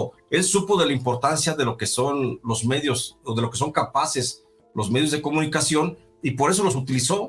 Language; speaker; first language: Spanish; native; Spanish